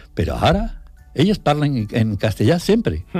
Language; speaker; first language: Catalan; non-native, learner; Spanish